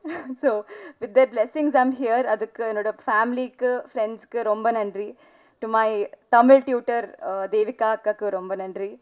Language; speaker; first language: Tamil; non-native, local second language; Telugu